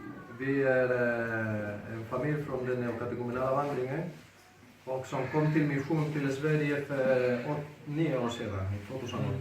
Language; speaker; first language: Swedish; non-native, fluent; Spanish